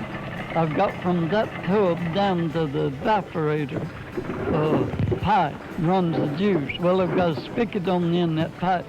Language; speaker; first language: English; native; English